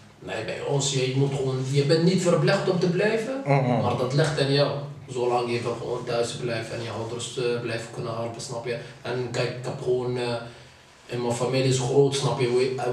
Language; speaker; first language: Dutch; non-native, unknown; Arabic